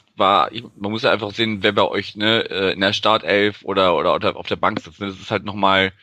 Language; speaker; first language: German; native; German